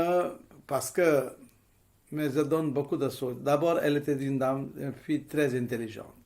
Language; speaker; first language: French; non-native, fluent; Hindi